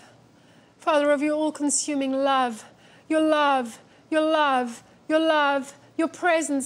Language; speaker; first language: English; native; English